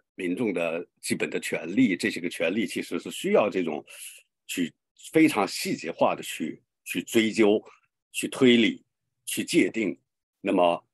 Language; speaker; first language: Chinese; native; Chinese